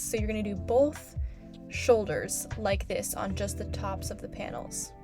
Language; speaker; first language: English; native; English